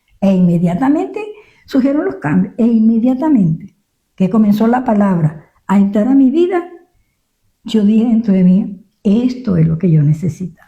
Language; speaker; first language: Spanish; native; Spanish